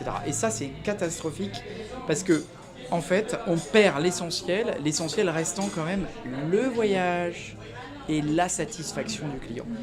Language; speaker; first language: French; native; French